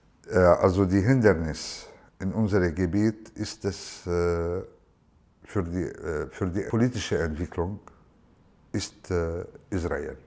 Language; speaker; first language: German; non-native, learner; Arabic